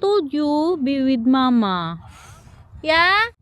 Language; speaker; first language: English; non-native, local second language; Filipino